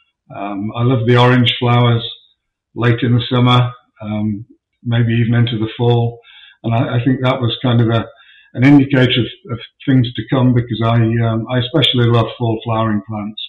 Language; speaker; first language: English; native; English